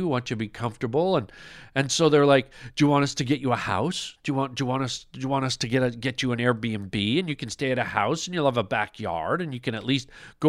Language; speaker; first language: English; native; English